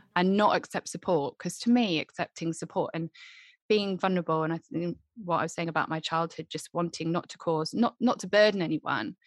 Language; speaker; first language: English; native; English